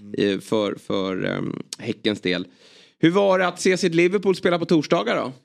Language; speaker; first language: Swedish; native; Swedish